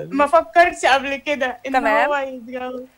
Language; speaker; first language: Arabic; native; Arabic